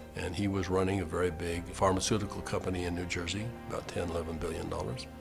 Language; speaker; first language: English; native; English